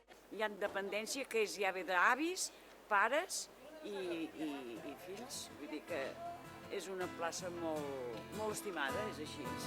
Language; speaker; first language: Catalan; native; Catalan